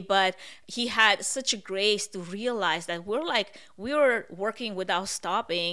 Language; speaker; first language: English; non-native, fluent; Russian